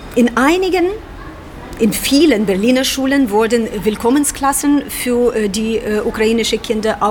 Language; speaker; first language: German; non-native, fluent; Ukrainian